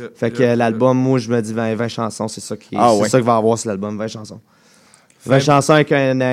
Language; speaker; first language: French; native; French